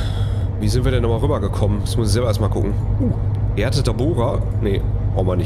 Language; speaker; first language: German; native; German